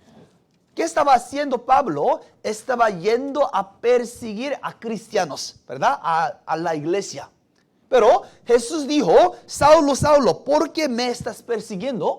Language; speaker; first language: Spanish; non-native, fluent; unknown